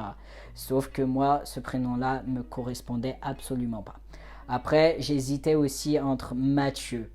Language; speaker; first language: French; native; French